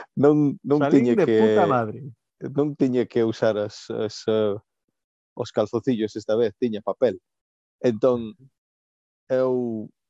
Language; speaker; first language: Galician; non-native, local second language; Spanish